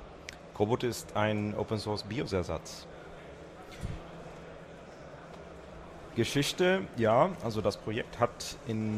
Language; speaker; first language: German; non-native, fluent; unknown